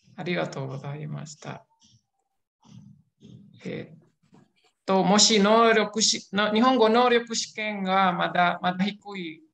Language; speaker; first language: Japanese; non-native, fluent; Indonesian